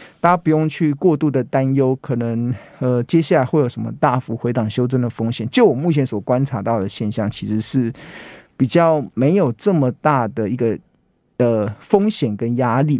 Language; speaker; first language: Chinese; native; Chinese